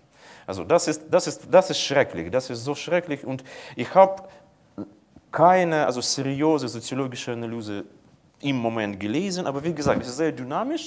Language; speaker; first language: German; non-native, fluent; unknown